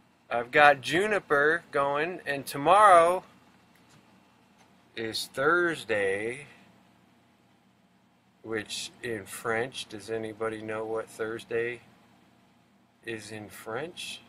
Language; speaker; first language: English; native; English